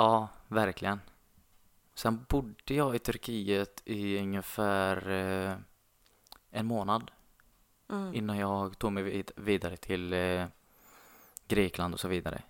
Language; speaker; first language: Swedish; non-native, fluent; Arabic